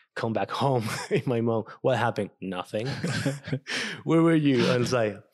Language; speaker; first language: English; non-native, fluent; Spanish